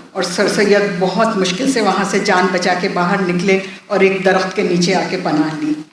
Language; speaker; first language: Urdu; native; Urdu